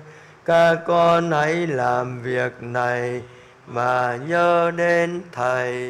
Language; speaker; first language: Vietnamese; native; Vietnamese